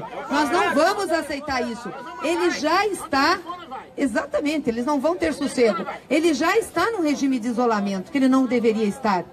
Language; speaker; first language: Portuguese; native; Portuguese